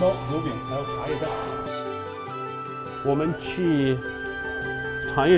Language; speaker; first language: Chinese; non-native, fluent; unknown